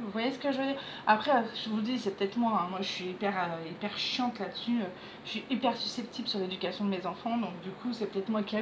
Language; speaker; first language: French; native; French